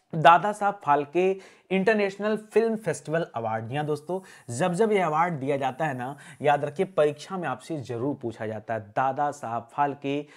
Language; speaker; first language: Hindi; native; Hindi